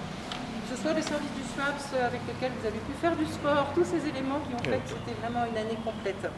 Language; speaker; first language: French; native; French